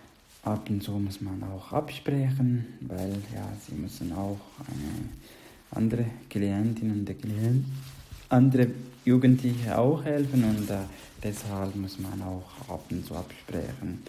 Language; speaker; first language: German; non-native, learner; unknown